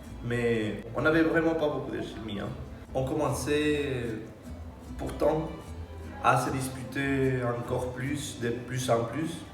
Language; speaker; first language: French; non-native, fluent; Spanish